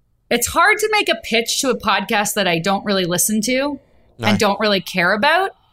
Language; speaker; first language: English; native; English